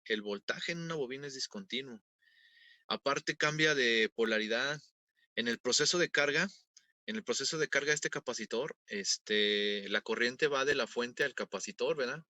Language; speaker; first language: Spanish; native; Spanish